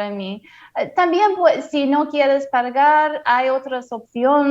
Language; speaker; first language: Spanish; non-native, fluent; English